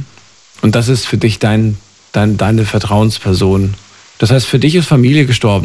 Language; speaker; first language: German; native; German